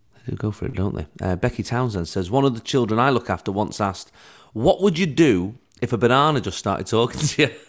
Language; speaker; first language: English; native; English